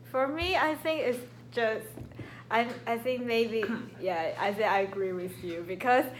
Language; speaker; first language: English; non-native, learner; Chinese